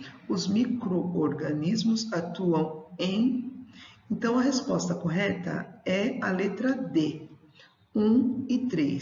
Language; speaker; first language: Portuguese; native; Portuguese